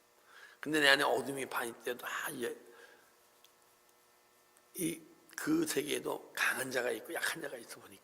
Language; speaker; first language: Korean; native; Korean